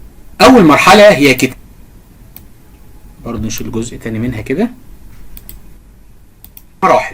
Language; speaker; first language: Arabic; native; Arabic